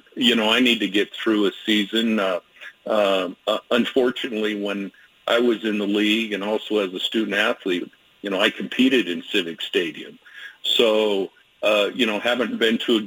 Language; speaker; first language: English; native; English